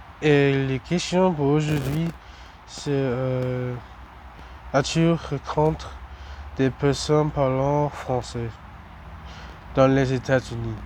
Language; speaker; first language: French; non-native, learner; English